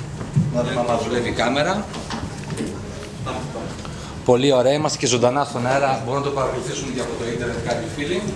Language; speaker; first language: Greek; native; Greek